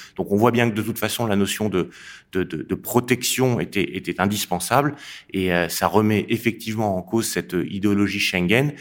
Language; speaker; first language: French; native; French